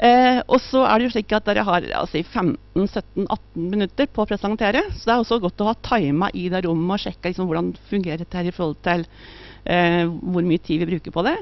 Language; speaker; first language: Norwegian; native; Norwegian